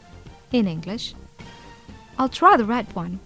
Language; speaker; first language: English; non-native, fluent; Indonesian